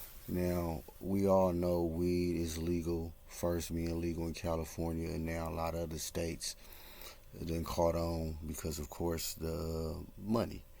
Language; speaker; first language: English; native; English